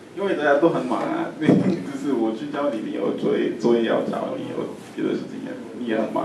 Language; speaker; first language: Chinese; non-native, fluent; French